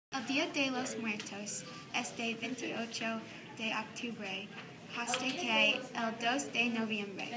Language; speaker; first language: Spanish; non-native, learner; English